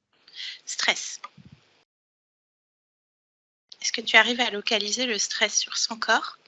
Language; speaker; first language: French; native; French